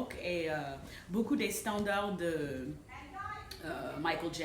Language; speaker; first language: French; non-native, fluent; English